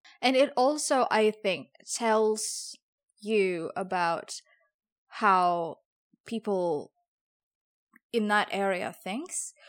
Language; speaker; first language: English; non-native, fluent; Javanese